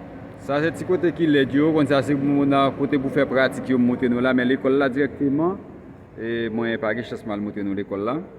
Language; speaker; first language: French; non-native, local second language; Haitian Creole